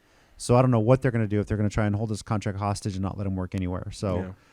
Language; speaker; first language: English; native; English